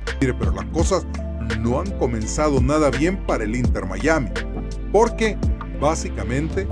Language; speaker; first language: Spanish; native; Spanish